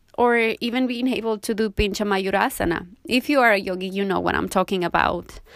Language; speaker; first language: English; non-native, fluent; Spanish